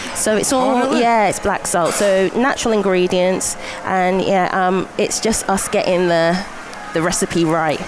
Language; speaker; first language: English; native; English